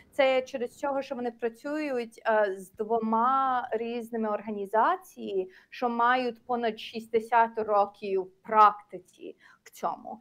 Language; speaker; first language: Ukrainian; early bilingual, heritage; Ukrainian